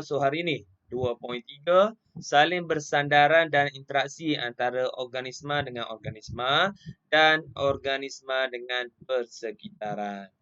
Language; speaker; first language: Malay; native; Malay